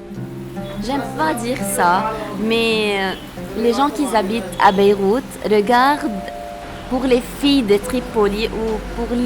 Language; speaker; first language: French; non-native, local second language; Arabic